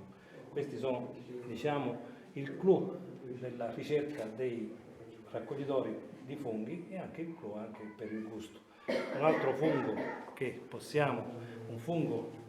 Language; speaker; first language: Italian; native; Italian